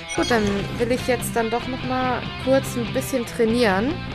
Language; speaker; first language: German; native; German